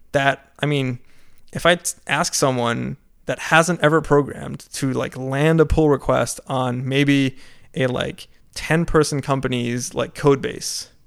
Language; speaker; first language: English; non-native, fluent; Dutch